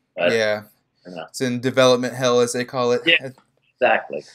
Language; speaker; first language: English; native; English